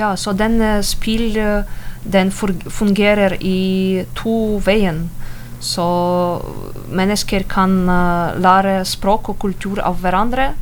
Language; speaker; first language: Norwegian; non-native, learner; Ukrainian